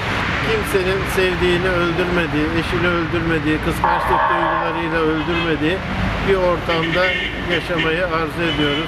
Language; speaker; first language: Turkish; native; Turkish